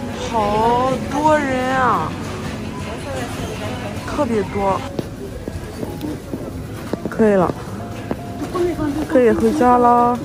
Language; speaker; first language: Chinese; non-native, fluent; French